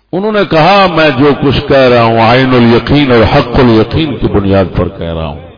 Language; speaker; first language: Urdu; native; Urdu